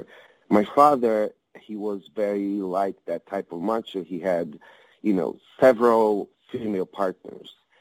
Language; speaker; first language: English; non-native, fluent; Portuguese